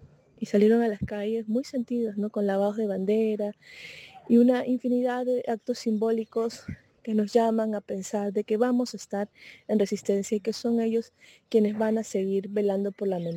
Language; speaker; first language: Spanish; native; Spanish